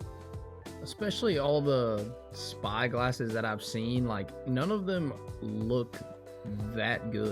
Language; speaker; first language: English; native; English